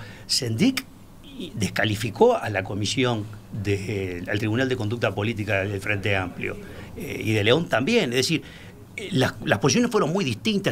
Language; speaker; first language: Spanish; native; Spanish